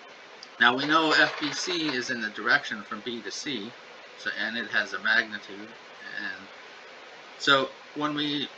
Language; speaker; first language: English; native; English